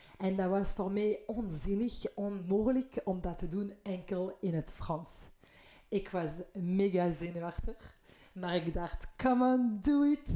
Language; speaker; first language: Dutch; non-native, fluent; French